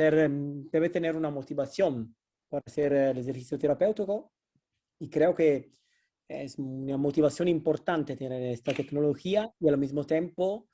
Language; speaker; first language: Spanish; non-native, fluent; Italian